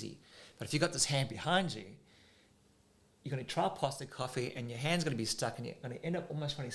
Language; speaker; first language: English; native; English